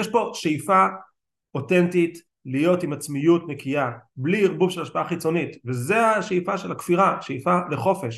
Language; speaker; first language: Hebrew; native; Hebrew